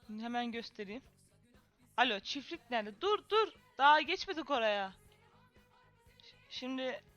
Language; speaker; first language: Turkish; native; Turkish